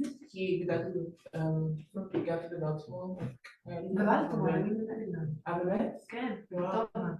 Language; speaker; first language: Hebrew; non-native, learner; English